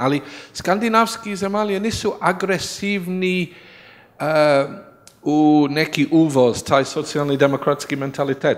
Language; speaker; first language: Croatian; non-native, learner; English